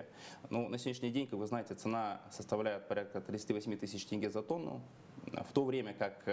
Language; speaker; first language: Russian; native; Russian